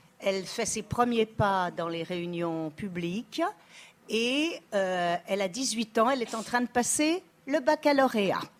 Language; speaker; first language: French; native; French